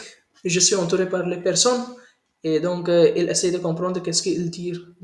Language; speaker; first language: French; non-native, learner; Hindi